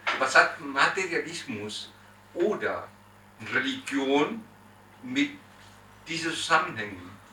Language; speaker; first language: German; non-native, fluent; Spanish